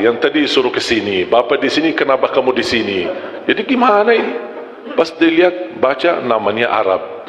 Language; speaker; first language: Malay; non-native, fluent; Arabic